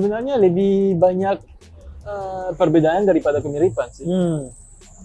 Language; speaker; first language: Indonesian; non-native, fluent; French